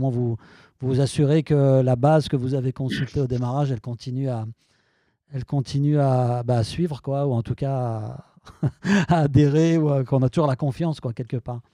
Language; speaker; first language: French; native; French